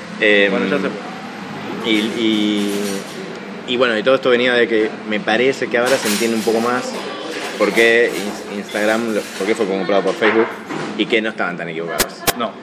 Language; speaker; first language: Spanish; native; Spanish